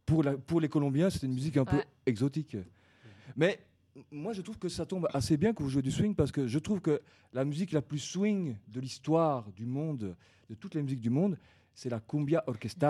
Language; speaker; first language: French; native; French